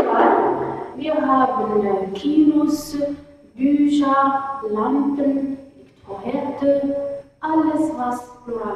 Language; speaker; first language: German; non-native, fluent; Arabic